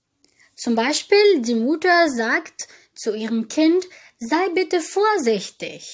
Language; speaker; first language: German; non-native, fluent; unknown